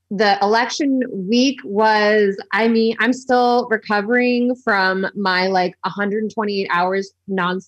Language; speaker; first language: English; native; English